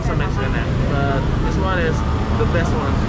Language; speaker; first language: English; non-native, learner; Indonesian